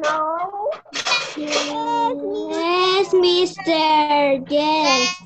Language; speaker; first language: English; non-native, learner; Spanish